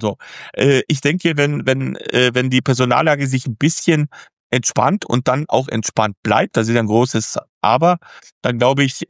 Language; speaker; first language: German; native; German